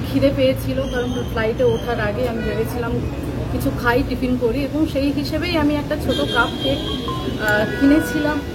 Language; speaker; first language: Bangla; non-native, local second language; Santali